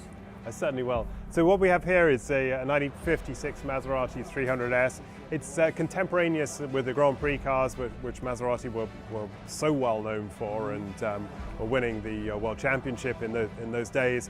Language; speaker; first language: English; native; English